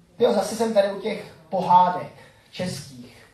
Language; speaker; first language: Czech; native; Czech